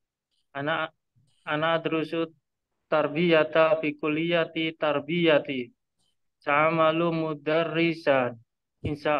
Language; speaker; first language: Arabic; non-native, learner; Indonesian